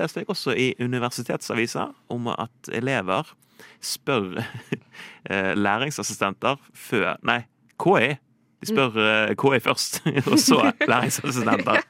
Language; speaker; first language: Norwegian; native; Norwegian